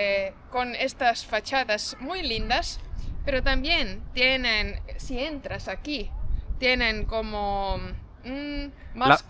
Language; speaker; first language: Spanish; non-native, fluent; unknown